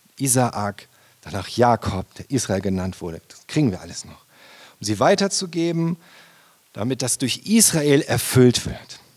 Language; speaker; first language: German; native; German